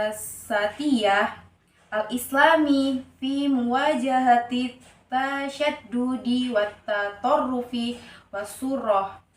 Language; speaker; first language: Arabic; non-native, learner; Indonesian